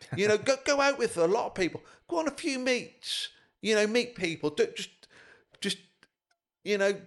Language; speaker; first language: English; native; English